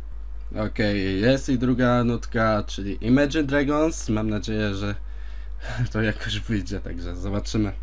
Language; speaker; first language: Polish; native; Polish